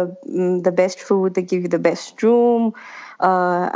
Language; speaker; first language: English; non-native, local second language; Urdu